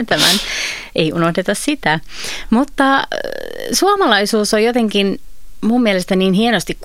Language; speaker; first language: Finnish; native; Finnish